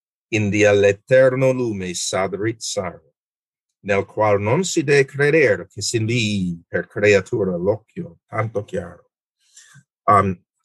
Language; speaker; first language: Italian; non-native, fluent; English